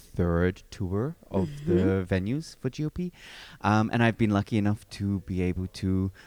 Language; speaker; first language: English; native; English